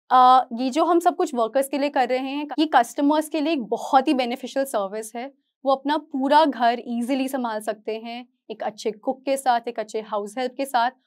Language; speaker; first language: Hindi; native; Hindi